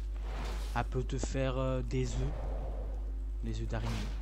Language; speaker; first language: French; native; French